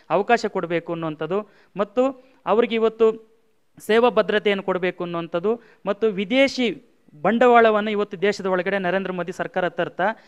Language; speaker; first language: Kannada; native; Kannada